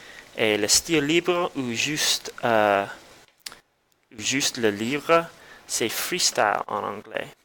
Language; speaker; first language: French; non-native, learner; English